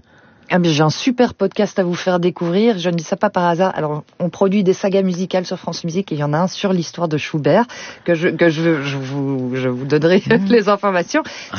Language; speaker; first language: French; native; French